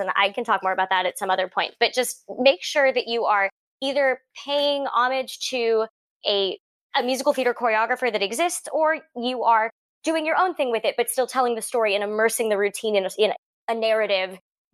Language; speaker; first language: English; native; English